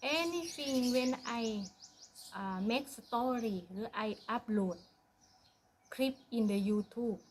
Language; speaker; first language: English; non-native, learner; Thai